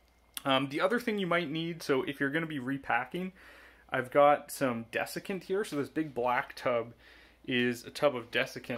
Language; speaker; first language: English; native; English